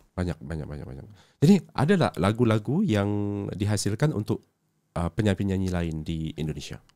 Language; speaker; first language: Malay; native; Malay